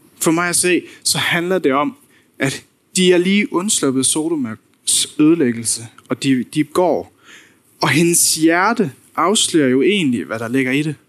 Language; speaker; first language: Danish; non-native, local second language; Faroese